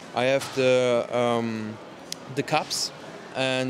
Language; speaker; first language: English; non-native, learner; German